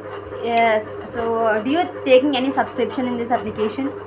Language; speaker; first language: English; non-native, learner; Kannada